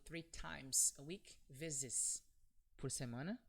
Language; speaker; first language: Portuguese; non-native, fluent; English